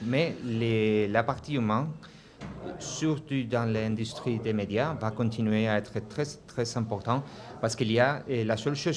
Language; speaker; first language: French; non-native, fluent; Spanish